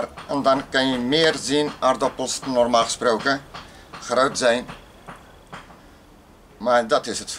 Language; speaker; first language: Dutch; non-native, learner; Arabic